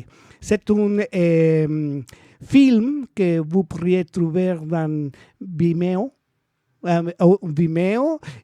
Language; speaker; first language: French; non-native, learner; Spanish